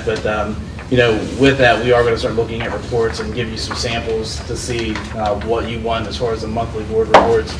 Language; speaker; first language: English; native; English